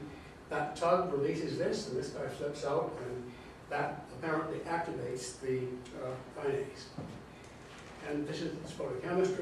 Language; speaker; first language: English; native; English